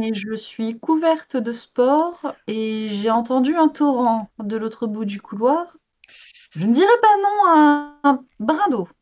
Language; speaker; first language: French; native; French